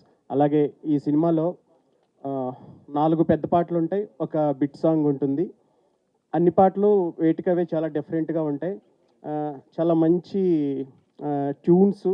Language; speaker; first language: Telugu; native; Telugu